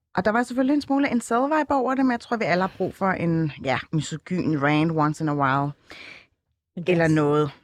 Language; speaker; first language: Danish; early bilingual, other home language; Arabic